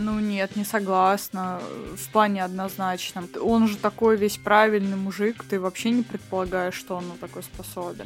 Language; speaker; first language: Russian; native; Russian